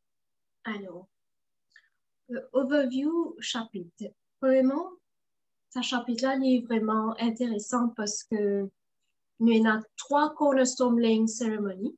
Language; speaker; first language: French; non-native, learner; Morisyen